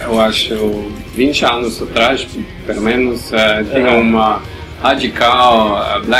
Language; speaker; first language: Portuguese; non-native, learner; Norwegian